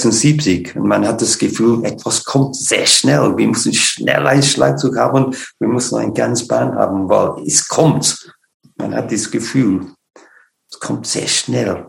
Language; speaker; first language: German; non-native, fluent; English